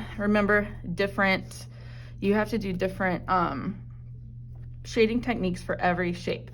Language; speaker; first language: English; native; English